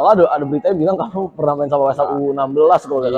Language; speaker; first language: Indonesian; native; Indonesian